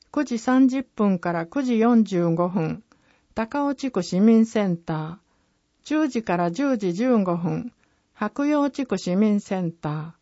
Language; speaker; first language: Japanese; native; Japanese